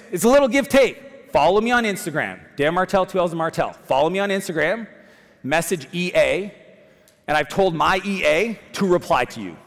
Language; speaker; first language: English; native; English